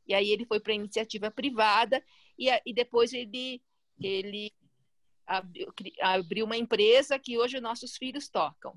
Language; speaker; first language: Portuguese; early bilingual, other home language; Chinese